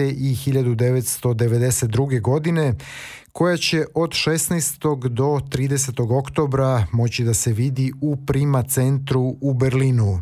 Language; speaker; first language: Serbian; native; Serbian